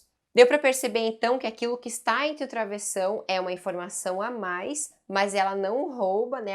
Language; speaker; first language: Portuguese; native; Portuguese